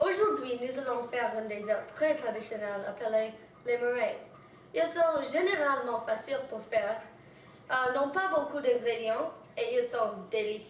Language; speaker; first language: French; non-native, learner; English